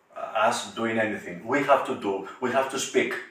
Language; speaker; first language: English; non-native, learner; Greek